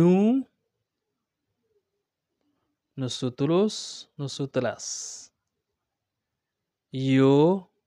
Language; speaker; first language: Spanish; non-native, learner; Haitian Creole